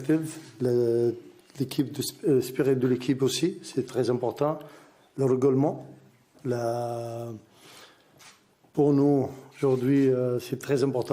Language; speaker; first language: French; non-native, learner; Arabic